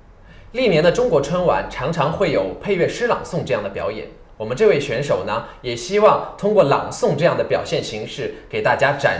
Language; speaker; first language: Chinese; native; Chinese